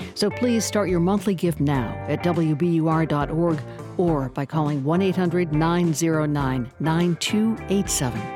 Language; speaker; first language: English; non-native, fluent; Ukrainian